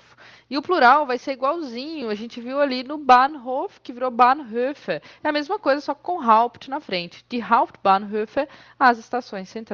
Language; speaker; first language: Portuguese; native; Portuguese